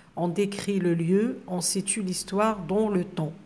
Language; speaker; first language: French; non-native, local second language; Arabic